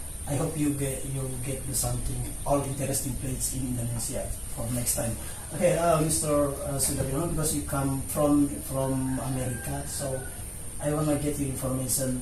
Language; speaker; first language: English; non-native, learner; Indonesian